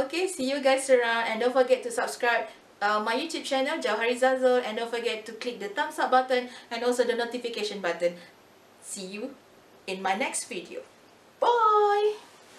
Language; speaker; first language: English; non-native, local second language; Malay